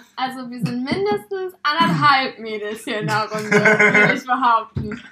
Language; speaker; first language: German; native; German